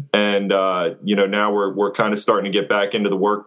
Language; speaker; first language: English; native; English